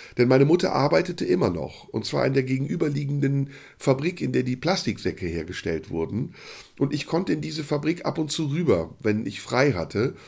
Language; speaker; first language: German; early bilingual, other home language; Turkish